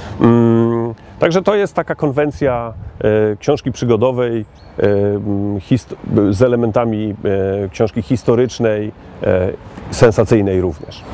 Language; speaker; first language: Polish; native; Polish